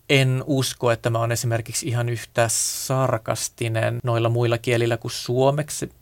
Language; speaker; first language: Finnish; native; Finnish